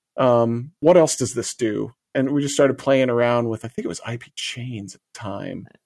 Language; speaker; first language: English; native; English